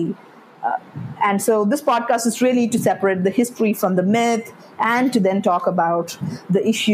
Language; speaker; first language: English; non-native, local second language; Malayalam